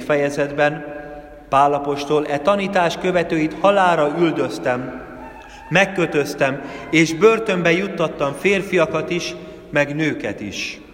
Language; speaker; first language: Hungarian; native; Hungarian